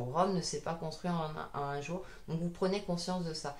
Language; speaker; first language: French; native; French